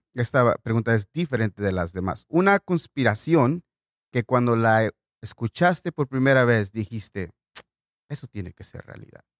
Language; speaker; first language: Spanish; native; Spanish